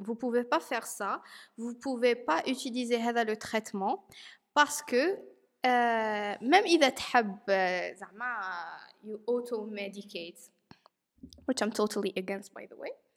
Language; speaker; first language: French; non-native, local second language; Arabic